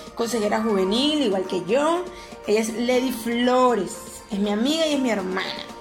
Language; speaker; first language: Spanish; native; Spanish